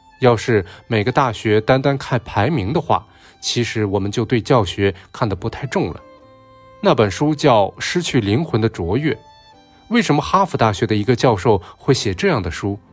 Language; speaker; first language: Chinese; non-native, local second language; Cantonese